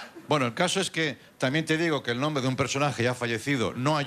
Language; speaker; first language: Spanish; native; Spanish